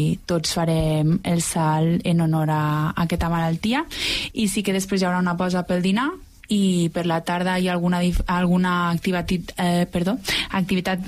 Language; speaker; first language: Catalan; native; Catalan